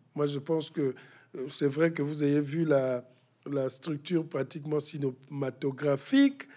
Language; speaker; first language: French; non-native, local second language; Kituba (Democratic Republic of Congo)